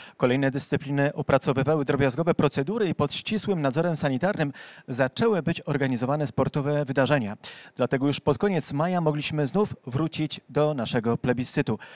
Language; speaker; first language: Polish; native; Polish